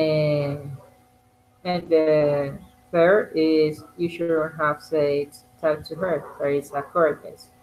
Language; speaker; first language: English; non-native, learner; Spanish